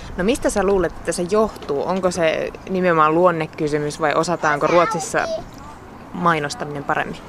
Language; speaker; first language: Finnish; native; Finnish